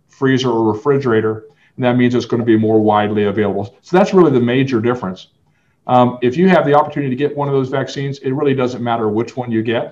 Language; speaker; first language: English; native; English